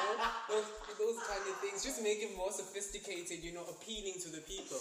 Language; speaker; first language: English; non-native, local second language; Zulu